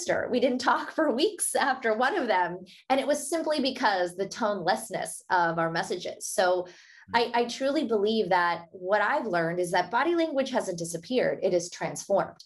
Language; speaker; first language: English; early bilingual, other home language; Hindi